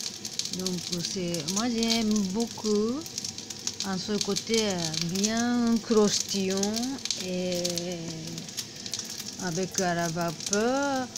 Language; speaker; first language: French; non-native, learner; Japanese